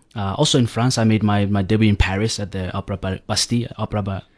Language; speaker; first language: English; non-native, local second language; Southern Sotho